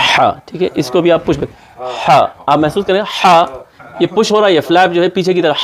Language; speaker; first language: Urdu; native; Urdu